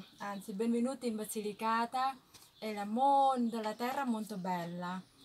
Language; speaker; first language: Italian; non-native, learner; Thai